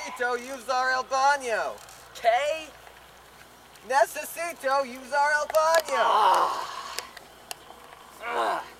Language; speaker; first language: Spanish; non-native, learner; English